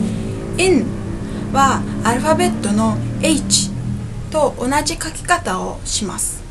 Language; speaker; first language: Japanese; non-native, fluent; Mongolian